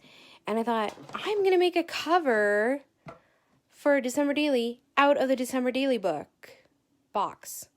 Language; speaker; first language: English; native; English